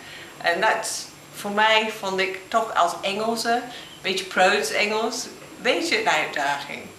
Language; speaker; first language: Dutch; non-native, fluent; English